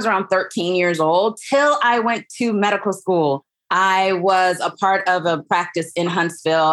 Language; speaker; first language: English; native; English